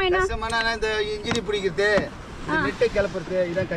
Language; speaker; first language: Tamil; native; Tamil